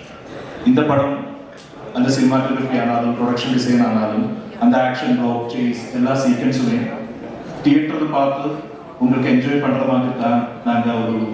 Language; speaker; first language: Tamil; non-native, learner; Malayalam